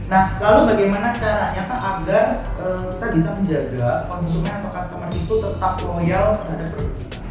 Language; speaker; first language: Indonesian; native; Indonesian